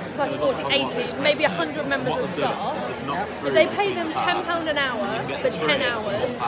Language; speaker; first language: English; native; English